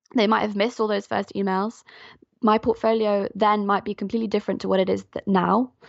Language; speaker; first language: English; non-native, fluent; French